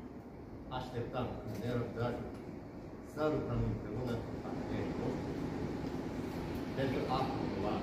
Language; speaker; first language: Romanian; non-native, fluent; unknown